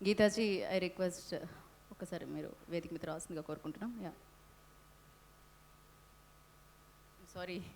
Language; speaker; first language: Telugu; native; Telugu